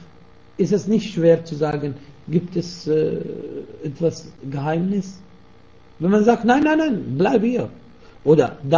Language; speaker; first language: German; non-native, fluent; Arabic